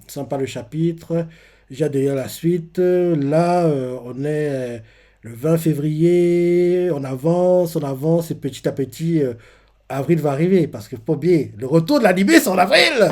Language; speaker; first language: French; native; French